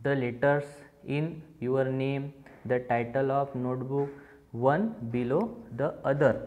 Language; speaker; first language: English; non-native, local second language; Marathi